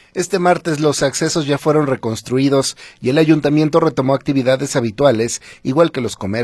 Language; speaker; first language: Spanish; native; Spanish